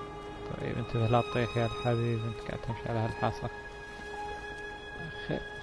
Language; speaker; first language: Arabic; native; Arabic